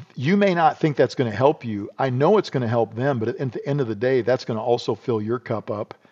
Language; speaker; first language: English; native; English